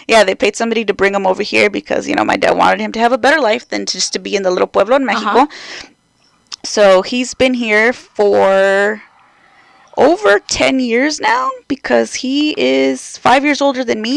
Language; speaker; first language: English; early bilingual, other home language; Spanish